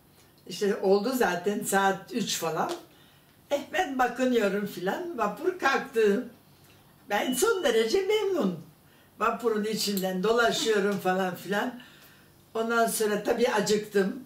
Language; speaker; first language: Turkish; non-native, fluent; German